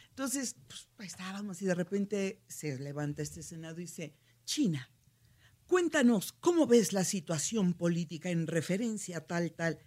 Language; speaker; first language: Spanish; native; Spanish